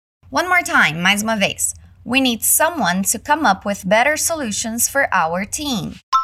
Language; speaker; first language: English; early bilingual, other home language; Portuguese